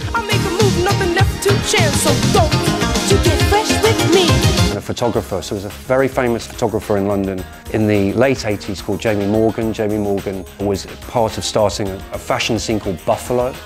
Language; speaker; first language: English; native; English